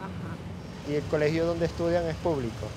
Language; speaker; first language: Spanish; non-native, fluent; Dutch